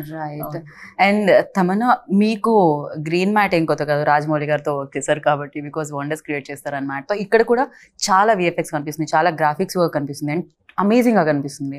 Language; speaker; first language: Telugu; native; Telugu